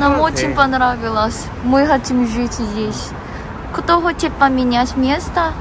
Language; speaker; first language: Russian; non-native, fluent; Korean